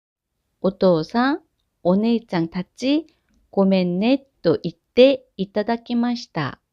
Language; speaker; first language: Japanese; non-native, fluent; Korean